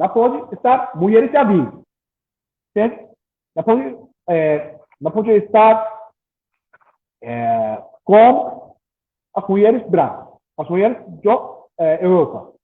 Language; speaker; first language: Portuguese; non-native, learner; English